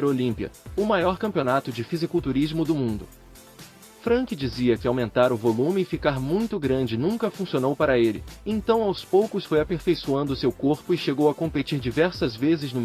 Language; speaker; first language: Portuguese; native; Portuguese